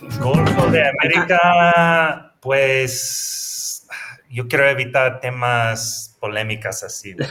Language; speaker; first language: Spanish; non-native, fluent; English